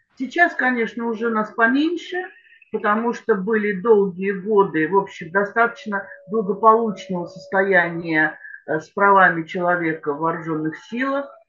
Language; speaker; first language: Russian; native; Russian